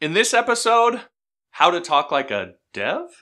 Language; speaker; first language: English; native; English